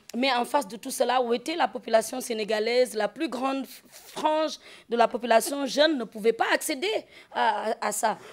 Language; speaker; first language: French; non-native, local second language; Fula